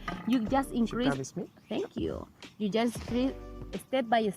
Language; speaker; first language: English; non-native, learner; Spanish